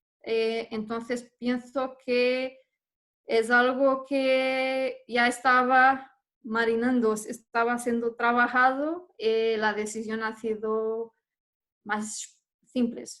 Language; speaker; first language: Spanish; non-native, fluent; Portuguese